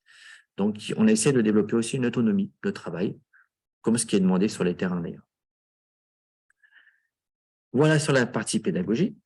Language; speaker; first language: French; native; French